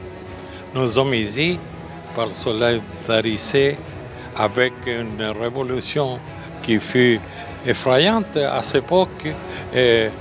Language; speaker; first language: French; non-native, fluent; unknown